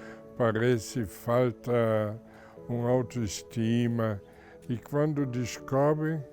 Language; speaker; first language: Portuguese; non-native, fluent; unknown